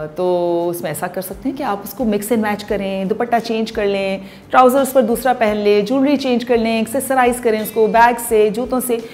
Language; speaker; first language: Urdu; native; Urdu